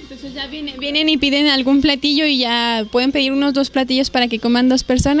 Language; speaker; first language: Spanish; native; Spanish